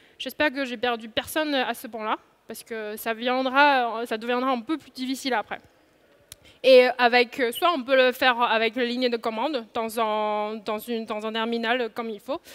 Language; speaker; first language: French; non-native, fluent; Chinese